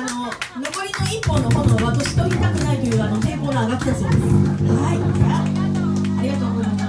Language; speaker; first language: Japanese; native; Japanese